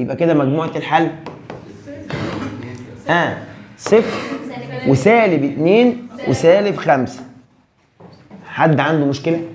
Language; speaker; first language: Arabic; native; Arabic